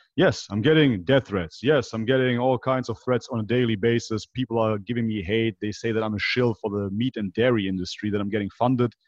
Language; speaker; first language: English; non-native, fluent; Macedonian